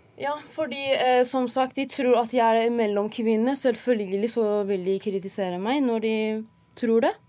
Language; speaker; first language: Norwegian; non-native, fluent; Persian